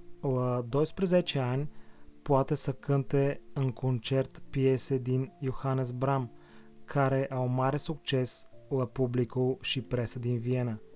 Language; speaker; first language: Romanian; non-native, fluent; Bulgarian